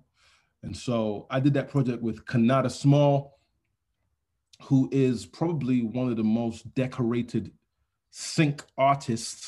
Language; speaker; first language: English; non-native, local second language; Yoruba